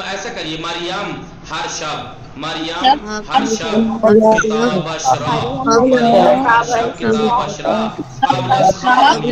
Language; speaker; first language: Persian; non-native, fluent; Urdu